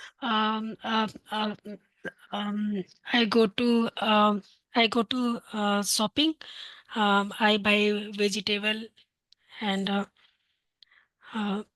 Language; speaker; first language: English; non-native, learner; Hindi